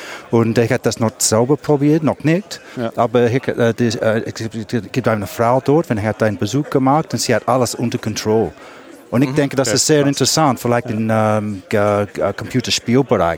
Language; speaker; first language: German; non-native, learner; English